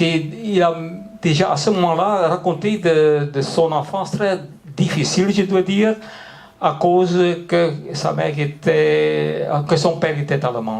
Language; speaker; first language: French; non-native, local second language; Dutch